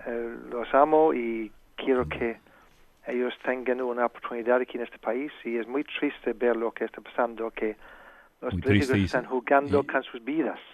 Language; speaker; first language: Spanish; non-native, fluent; English